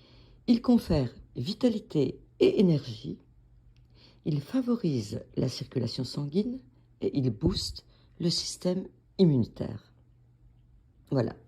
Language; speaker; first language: French; native; French